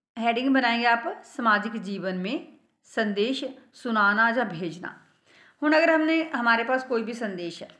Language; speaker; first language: Hindi; non-native, local second language; Punjabi